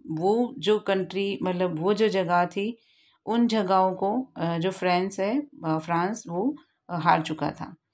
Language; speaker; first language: Hindi; non-native, local second language; Gujarati